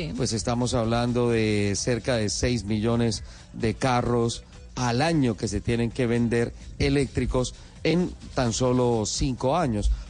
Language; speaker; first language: Spanish; native; Spanish